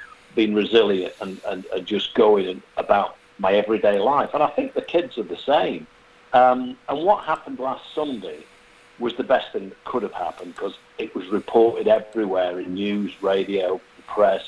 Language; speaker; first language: English; native; English